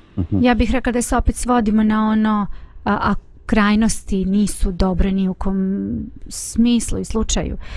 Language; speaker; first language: Bosnian; native; Bosnian